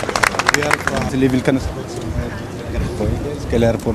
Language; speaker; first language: Norwegian; non-native, learner; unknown